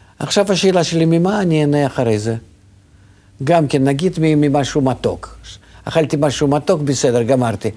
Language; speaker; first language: Hebrew; non-native, fluent; Russian